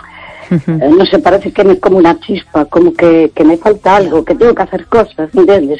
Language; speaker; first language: Spanish; native; Spanish